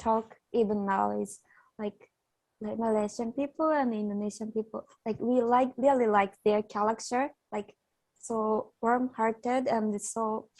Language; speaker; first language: English; non-native, fluent; Japanese